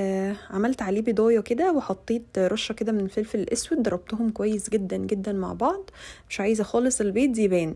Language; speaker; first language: Arabic; native; Arabic